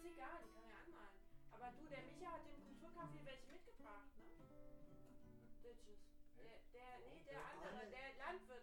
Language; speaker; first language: German; native; German